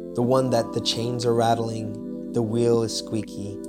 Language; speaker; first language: English; native; English